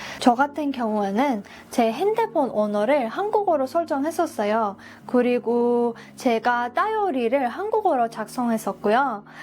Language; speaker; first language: Korean; non-native, fluent; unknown